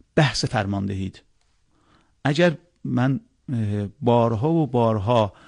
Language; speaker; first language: Persian; non-native, local second language; Azerbaijani